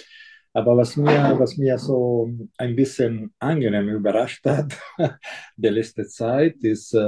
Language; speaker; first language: German; non-native, fluent; Italian